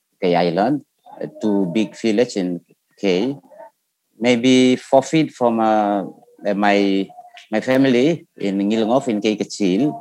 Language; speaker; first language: English; non-native, learner; Indonesian